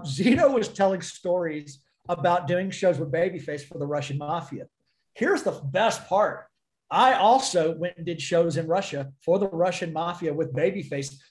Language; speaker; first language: English; native; English